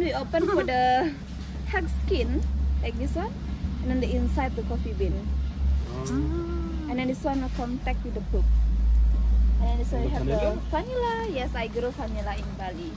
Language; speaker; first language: English; non-native, learner; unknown